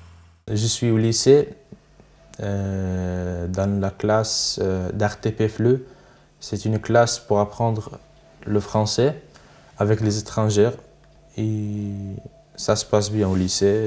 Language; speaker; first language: French; non-native, learner; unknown